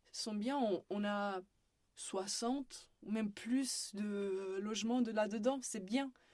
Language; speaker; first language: French; non-native, fluent; Romanian